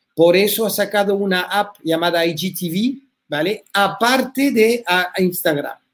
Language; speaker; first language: Spanish; early bilingual, heritage; French